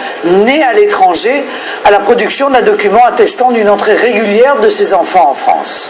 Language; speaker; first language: French; native; French